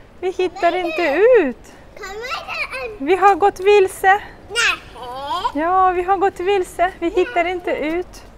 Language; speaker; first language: Swedish; non-native, fluent; Russian